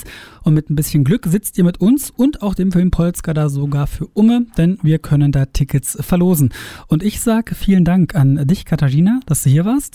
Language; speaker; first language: German; native; German